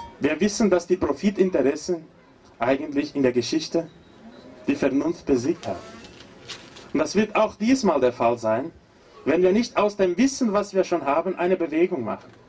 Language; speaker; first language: German; non-native, fluent; Portuguese